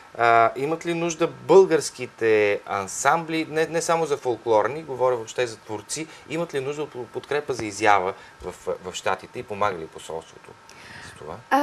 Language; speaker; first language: Bulgarian; native; Bulgarian